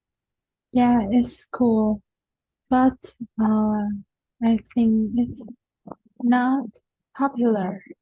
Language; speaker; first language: English; non-native, learner; Vietnamese